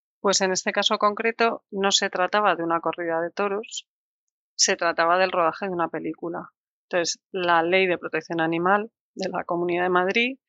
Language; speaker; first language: Spanish; native; Spanish